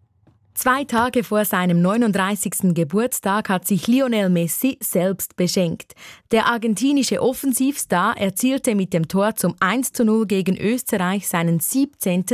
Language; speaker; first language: German; native; German